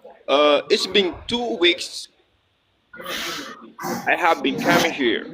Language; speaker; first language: English; non-native, learner; French